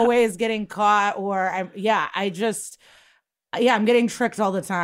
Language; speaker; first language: English; early bilingual, other home language; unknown